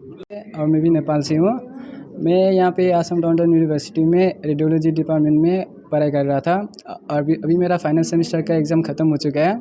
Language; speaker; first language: Hindi; non-native, fluent; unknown